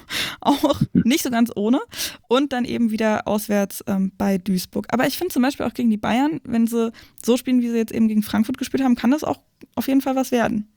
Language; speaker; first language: German; native; German